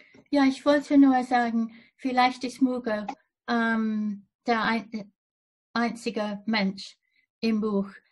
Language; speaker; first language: German; non-native, fluent; English